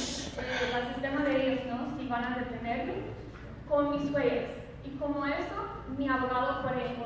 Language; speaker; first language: Spanish; early bilingual, other home language; English